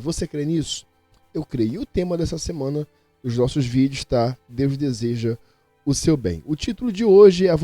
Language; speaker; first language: Portuguese; native; Portuguese